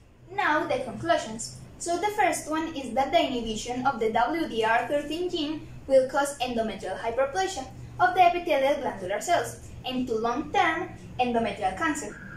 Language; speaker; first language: English; non-native, fluent; Spanish